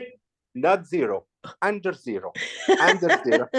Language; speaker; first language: English; non-native, learner; Arabic